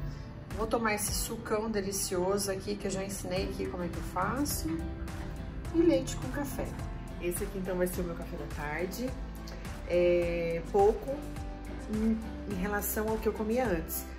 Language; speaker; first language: Portuguese; native; Portuguese